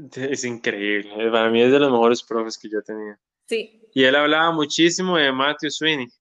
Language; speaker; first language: Spanish; native; Spanish